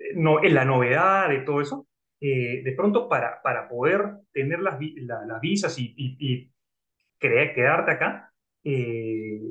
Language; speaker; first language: Spanish; native; Spanish